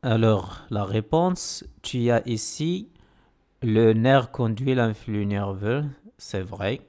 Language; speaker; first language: French; non-native, local second language; Arabic